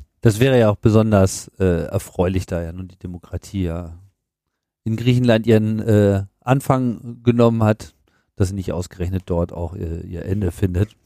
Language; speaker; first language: German; native; German